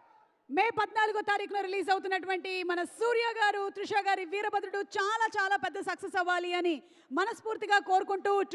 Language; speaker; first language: Telugu; native; Telugu